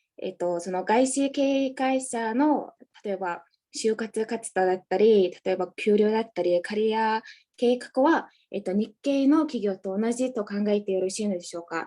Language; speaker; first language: Japanese; non-native, fluent; Mongolian